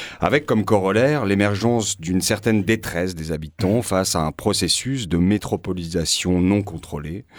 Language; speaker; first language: French; native; French